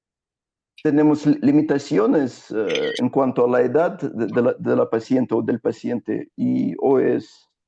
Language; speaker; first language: Spanish; non-native, fluent; Russian